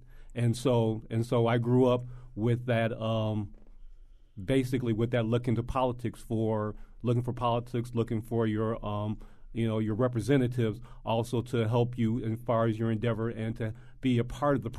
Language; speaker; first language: English; native; English